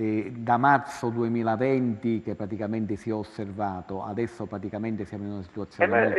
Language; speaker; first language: Italian; native; Italian